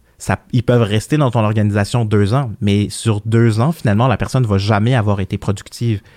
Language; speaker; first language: French; early bilingual, other home language; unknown